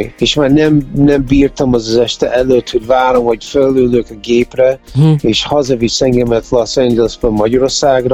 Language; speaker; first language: Hungarian; early bilingual, heritage; Hungarian